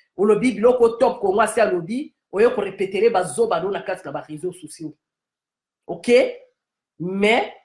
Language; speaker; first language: Lingala; non-native, local second language; Kituba (Democratic Republic of Congo)